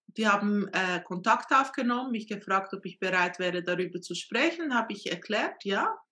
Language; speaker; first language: German; non-native, fluent; Portuguese